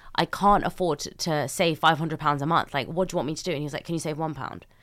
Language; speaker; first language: English; early bilingual, other home language; Hindi